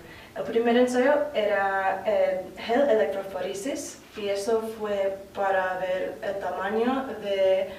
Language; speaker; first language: Spanish; non-native, learner; English